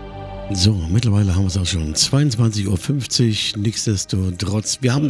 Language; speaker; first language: German; native; German